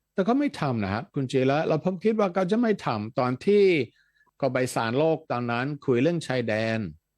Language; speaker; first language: Thai; non-native, fluent; Dutch